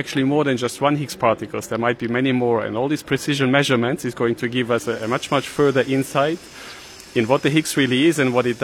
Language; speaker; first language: Swedish; non-native, fluent; German